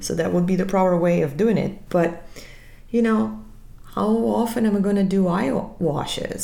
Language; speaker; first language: English; non-native, fluent; Italian